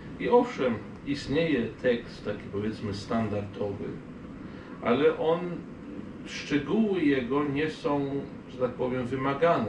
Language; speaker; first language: Polish; non-native, fluent; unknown